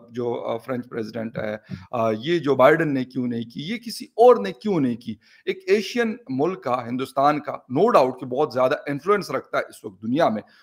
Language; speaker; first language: Urdu; non-native, local second language; Pashto